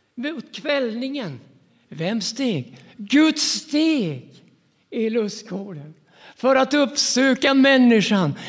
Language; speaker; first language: Swedish; native; Swedish